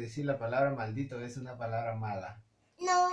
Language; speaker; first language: Spanish; native; Spanish